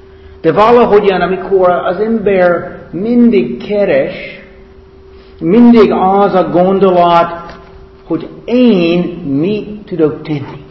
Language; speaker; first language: Hungarian; non-native, fluent; English